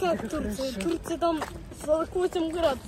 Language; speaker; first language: Russian; native; Russian